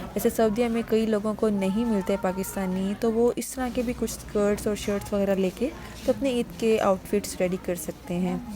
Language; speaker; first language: Urdu; native; Urdu